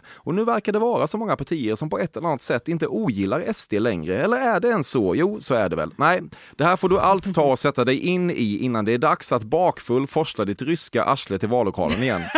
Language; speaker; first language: Swedish; native; Swedish